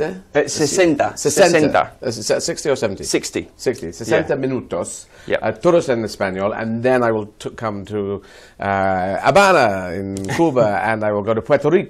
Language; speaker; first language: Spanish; non-native, learner; English